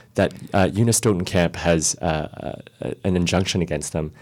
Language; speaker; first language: English; early bilingual, other home language; Cantonese